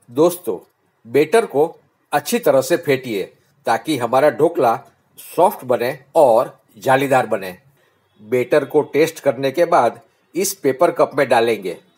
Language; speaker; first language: Hindi; non-native, local second language; Gujarati